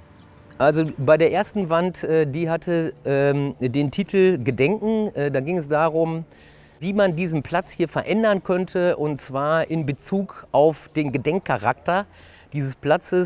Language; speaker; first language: German; native; German